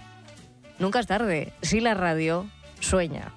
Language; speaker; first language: Spanish; native; Spanish